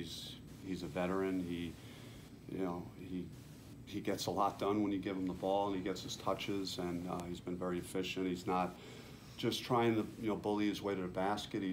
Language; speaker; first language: English; native; English